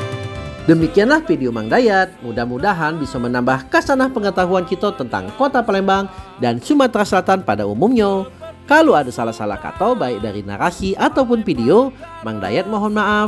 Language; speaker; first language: Indonesian; native; Indonesian